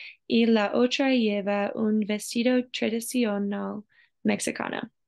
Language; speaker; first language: Spanish; non-native, learner; English